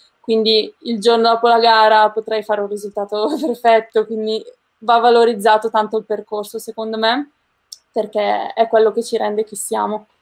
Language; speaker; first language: Italian; native; Italian